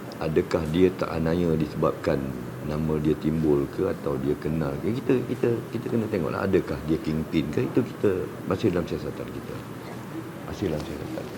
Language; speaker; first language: Malay; native; Malay